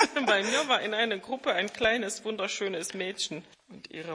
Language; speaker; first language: German; non-native, fluent; Czech